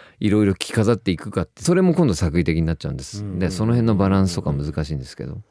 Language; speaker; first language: Japanese; native; Japanese